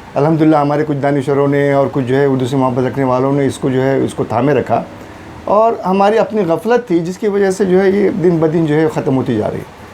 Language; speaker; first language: Urdu; non-native, local second language; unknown